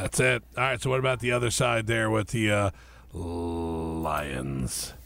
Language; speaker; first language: English; native; English